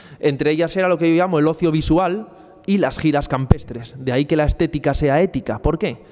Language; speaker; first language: Spanish; native; Spanish